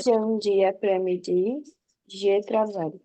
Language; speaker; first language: French; non-native, learner; Portuguese